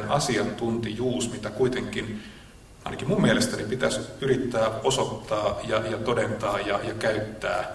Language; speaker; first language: Finnish; native; Finnish